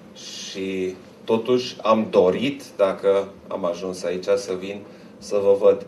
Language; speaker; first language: Romanian; non-native, local second language; German